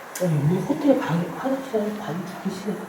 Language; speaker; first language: Korean; native; Korean